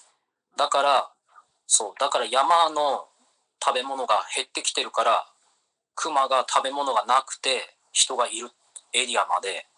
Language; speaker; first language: Japanese; native; Japanese